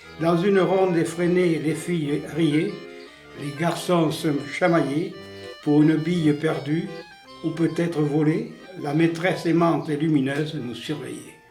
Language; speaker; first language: French; native; French